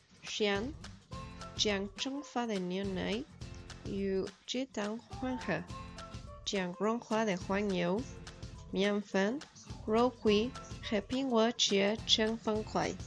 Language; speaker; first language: Chinese; non-native, learner; Spanish